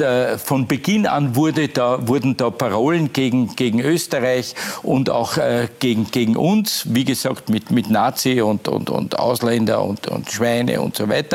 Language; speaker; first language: German; native; German